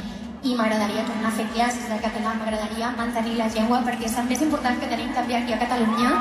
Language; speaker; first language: Catalan; non-native, local second language; Spanish